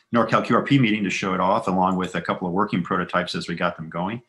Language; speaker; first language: English; native; English